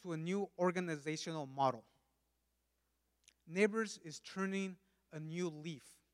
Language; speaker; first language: English; early bilingual, other home language; Spanish